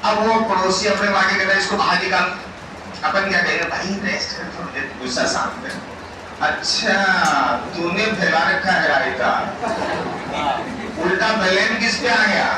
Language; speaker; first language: Hindi; native; Hindi